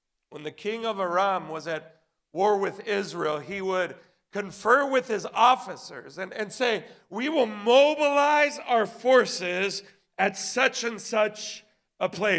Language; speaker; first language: English; native; English